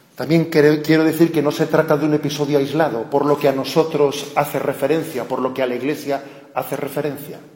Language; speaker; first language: Spanish; native; Spanish